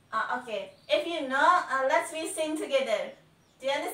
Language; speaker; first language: English; non-native, learner; Indonesian